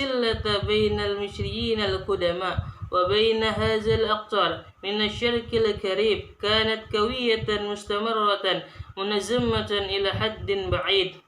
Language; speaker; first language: Arabic; non-native, learner; Indonesian